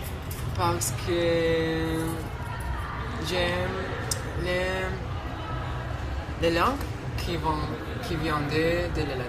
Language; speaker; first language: French; non-native, learner; Spanish